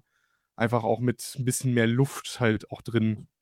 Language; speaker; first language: German; native; German